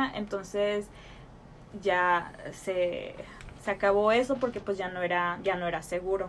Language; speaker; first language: Spanish; early bilingual, heritage; Spanish